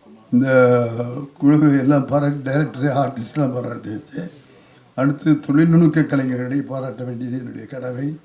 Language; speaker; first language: Tamil; native; Tamil